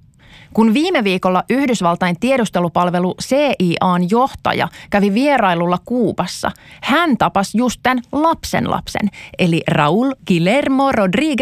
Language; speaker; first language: Finnish; native; Finnish